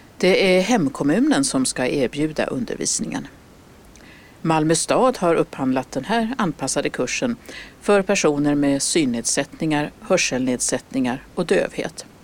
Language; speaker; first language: Swedish; native; Swedish